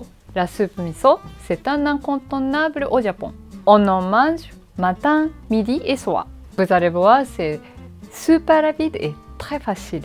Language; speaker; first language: French; non-native, learner; Japanese